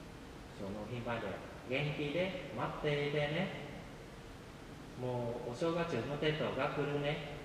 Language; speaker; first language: Japanese; non-native, fluent; Vietnamese